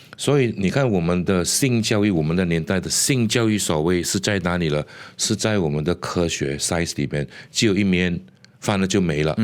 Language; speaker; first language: Chinese; native; Chinese